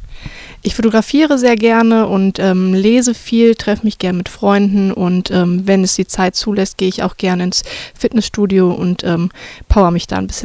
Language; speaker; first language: German; native; German